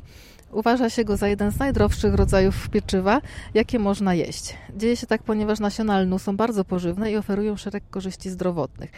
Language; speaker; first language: Polish; native; Polish